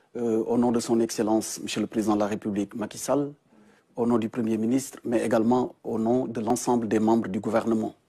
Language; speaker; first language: French; non-native, local second language; Wolof